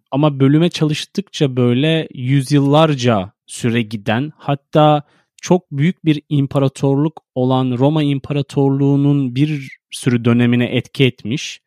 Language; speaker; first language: Turkish; native; Turkish